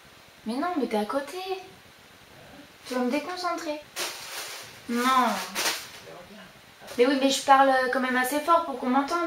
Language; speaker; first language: French; native; French